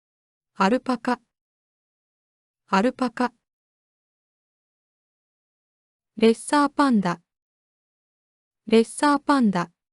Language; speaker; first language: Japanese; native; Japanese